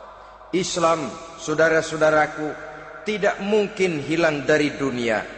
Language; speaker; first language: Indonesian; native; Indonesian